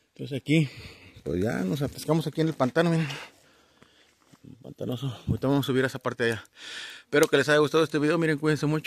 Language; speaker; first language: Spanish; native; Spanish